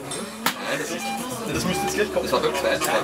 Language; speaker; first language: German; native; German